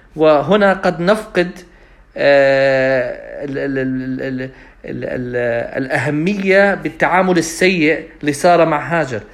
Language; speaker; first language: Arabic; non-native, fluent; English